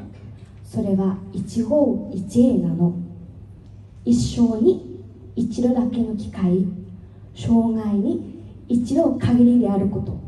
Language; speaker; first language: Japanese; non-native, fluent; Vietnamese